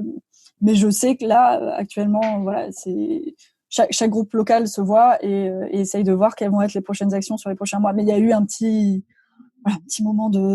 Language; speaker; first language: French; native; French